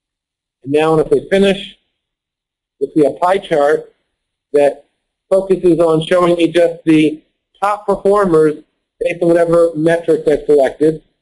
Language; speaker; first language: English; native; English